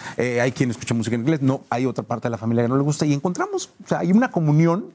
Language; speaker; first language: Spanish; native; Spanish